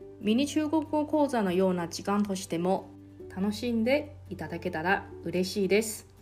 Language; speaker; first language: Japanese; non-native, fluent; Chinese